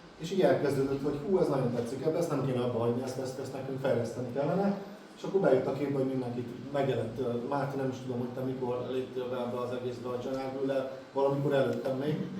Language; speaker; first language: Hungarian; native; Hungarian